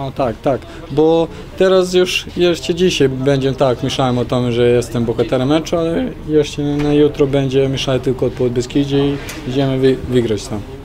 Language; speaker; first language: Polish; non-native, learner; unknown